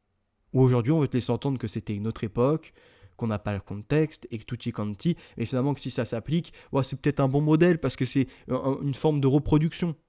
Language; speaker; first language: French; native; French